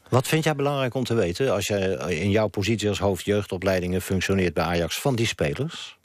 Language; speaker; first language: Dutch; native; Dutch